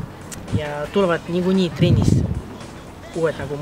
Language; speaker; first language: Estonian; non-native, local second language; Russian